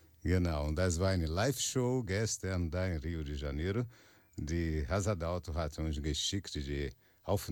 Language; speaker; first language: German; non-native, learner; Portuguese